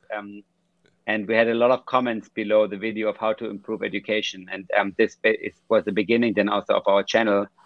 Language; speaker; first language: English; non-native, fluent; German